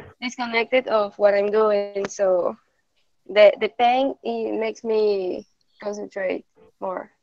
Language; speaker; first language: English; non-native, learner; Spanish